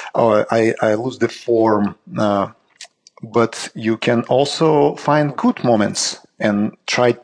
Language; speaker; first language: English; non-native, learner; Russian